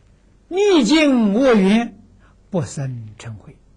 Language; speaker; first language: Chinese; native; Chinese